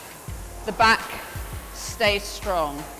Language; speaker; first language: English; native; English